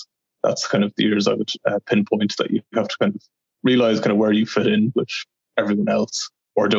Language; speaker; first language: English; native; English